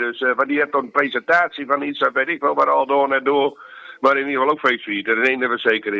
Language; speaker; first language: Dutch; native; Dutch